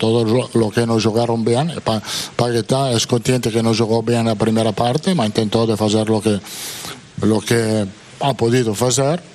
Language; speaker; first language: Portuguese; non-native, fluent; Italian